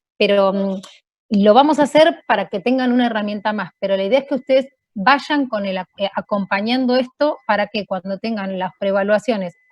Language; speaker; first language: Spanish; native; Spanish